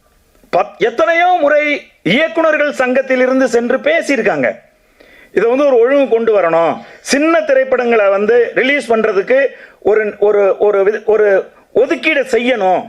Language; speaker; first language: Tamil; native; Tamil